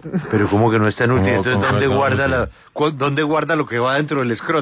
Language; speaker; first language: Spanish; native; Spanish